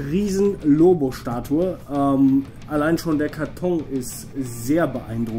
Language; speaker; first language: German; native; German